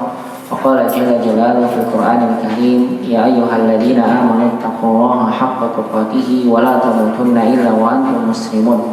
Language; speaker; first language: Arabic; non-native, fluent; Indonesian